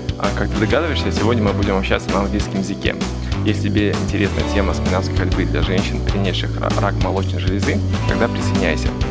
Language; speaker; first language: Russian; native; Russian